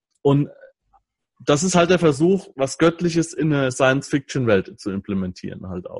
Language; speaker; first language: German; native; German